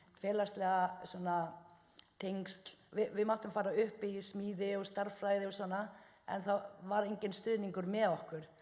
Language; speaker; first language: Icelandic; non-native, fluent; Arabic